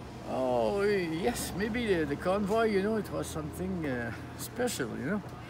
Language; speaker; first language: English; non-native, fluent; French